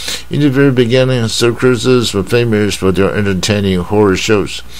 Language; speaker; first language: English; non-native, fluent; Chinese